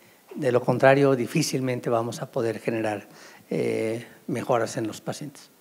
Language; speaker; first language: Spanish; native; Spanish